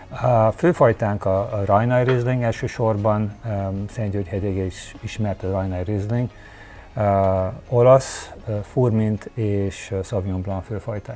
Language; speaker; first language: Hungarian; early bilingual, heritage; Hungarian